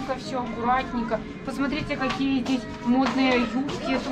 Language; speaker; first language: Russian; native; Russian